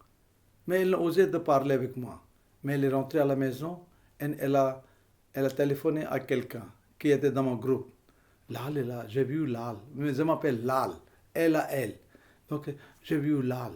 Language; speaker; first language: French; non-native, fluent; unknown